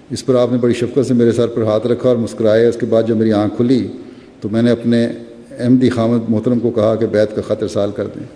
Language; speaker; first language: Urdu; native; Urdu